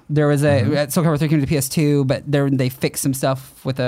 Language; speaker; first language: English; native; English